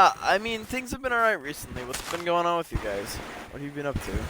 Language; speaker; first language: English; native; English